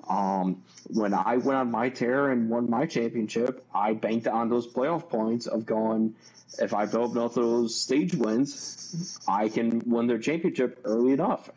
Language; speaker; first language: English; native; English